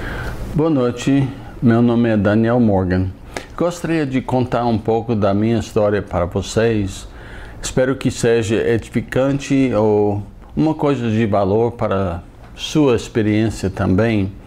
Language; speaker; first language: Portuguese; non-native, fluent; English